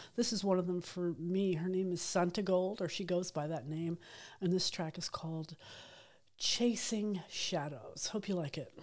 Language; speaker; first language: English; native; English